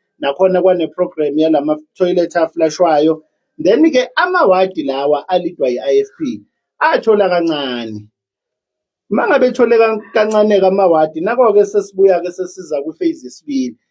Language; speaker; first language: Zulu; native; Zulu